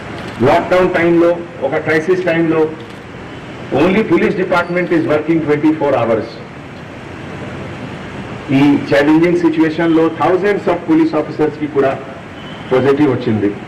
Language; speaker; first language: Telugu; non-native, local second language; Hindi